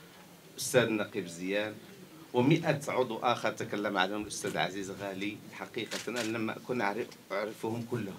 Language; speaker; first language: Arabic; native; Arabic